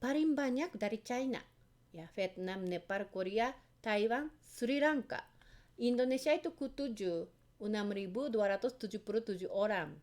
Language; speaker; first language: Indonesian; non-native, fluent; Japanese